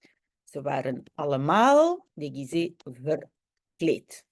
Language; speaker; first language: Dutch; non-native, local second language; French